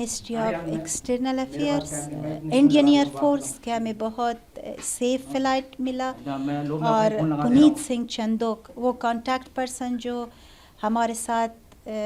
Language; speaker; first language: Hindi; non-native, learner; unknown